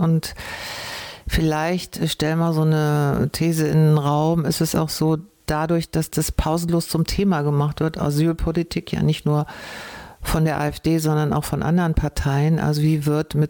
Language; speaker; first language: German; native; German